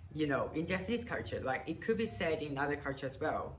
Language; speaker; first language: English; non-native, fluent; Japanese